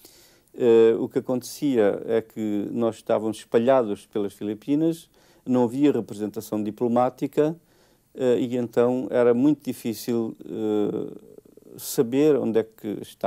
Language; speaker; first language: Portuguese; native; Portuguese